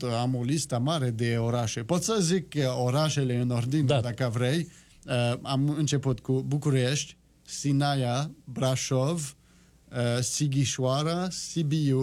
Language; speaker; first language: Romanian; non-native, learner; French